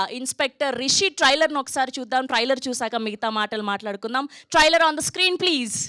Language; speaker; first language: Telugu; native; Telugu